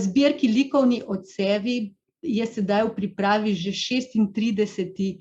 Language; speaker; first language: Slovenian; native; Slovenian